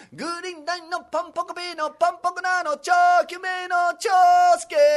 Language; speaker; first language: Japanese; non-native, fluent; English